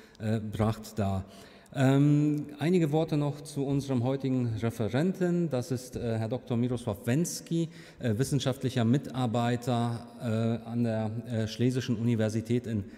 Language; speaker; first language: German; native; German